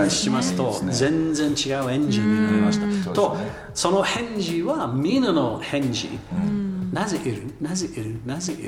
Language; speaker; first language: Japanese; non-native, learner; English